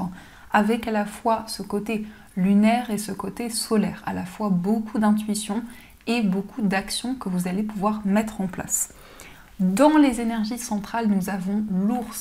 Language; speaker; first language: French; native; French